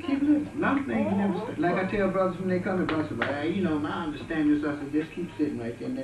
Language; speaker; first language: English; native; English